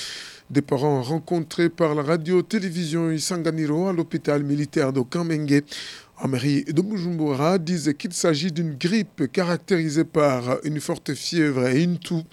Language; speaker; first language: French; non-native, local second language; Rundi